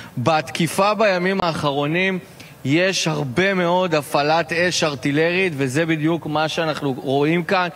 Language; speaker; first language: Hebrew; native; Hebrew